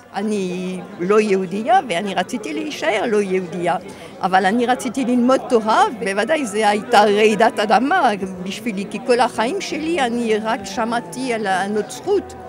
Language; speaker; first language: Hebrew; non-native, fluent; French